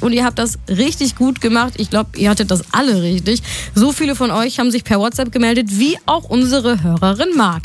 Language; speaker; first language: German; native; German